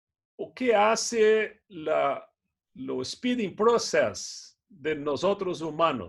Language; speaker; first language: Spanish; non-native, fluent; Portuguese